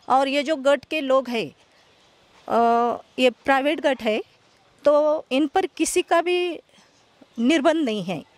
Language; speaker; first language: Hindi; non-native, local second language; Marathi